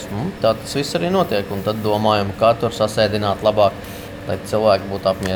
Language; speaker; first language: Latvian; native; Latvian